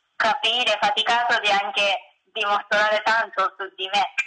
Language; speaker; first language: Italian; non-native, learner; Japanese